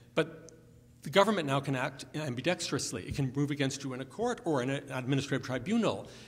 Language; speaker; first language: English; native; English